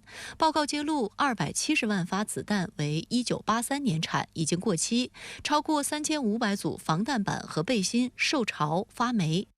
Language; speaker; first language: Chinese; native; Chinese